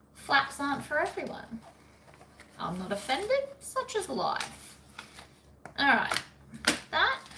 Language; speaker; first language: English; native; English